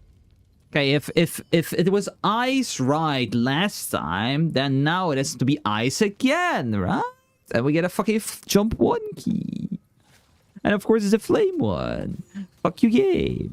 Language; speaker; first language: English; native; English